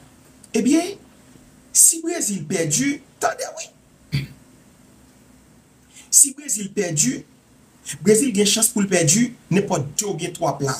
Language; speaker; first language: French; non-native, local second language; Haitian Creole